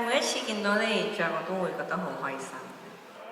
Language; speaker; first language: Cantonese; early bilingual, heritage; Cantonese